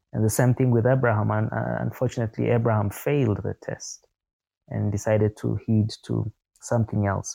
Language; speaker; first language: English; non-native, local second language; Ganda